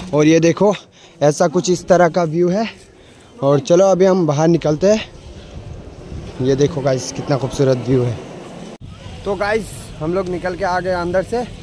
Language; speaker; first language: Hindi; non-native, local second language; Assamese